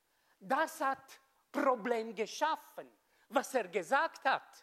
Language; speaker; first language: German; non-native, fluent; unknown